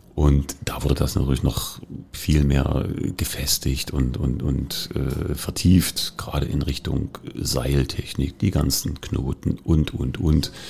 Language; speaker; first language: German; native; German